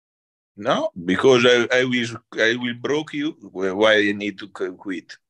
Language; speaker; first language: English; non-native, learner; Italian